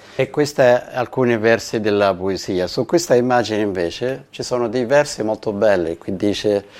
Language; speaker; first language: Italian; non-native, fluent; Arabic